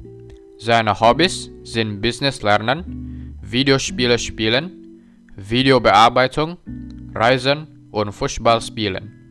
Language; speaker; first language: German; non-native, learner; Indonesian